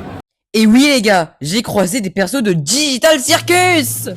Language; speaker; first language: French; native; French